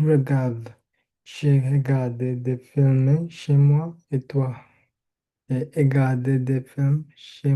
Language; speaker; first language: French; non-native, learner; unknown